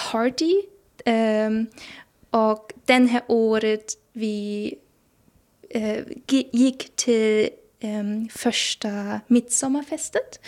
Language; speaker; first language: Swedish; non-native, learner; German